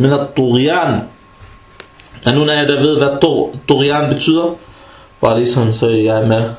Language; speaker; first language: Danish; early bilingual, other home language; Arabic